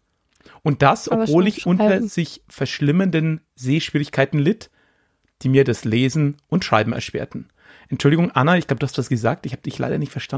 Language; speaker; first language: German; native; German